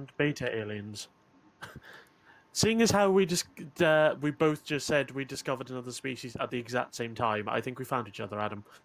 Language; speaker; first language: English; native; English